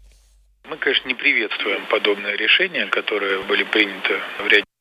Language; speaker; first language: Russian; native; Russian